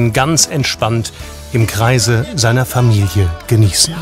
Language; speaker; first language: German; native; German